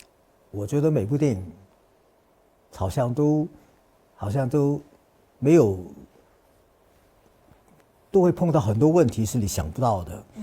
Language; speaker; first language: Chinese; non-native, fluent; Cantonese